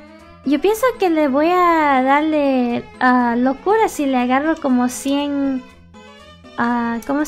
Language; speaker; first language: Spanish; early bilingual, heritage; Spanish